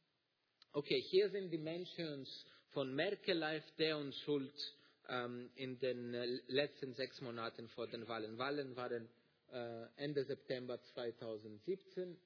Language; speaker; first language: German; non-native, fluent; Greek